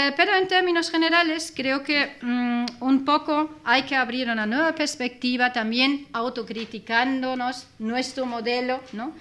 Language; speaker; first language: Spanish; non-native, fluent; German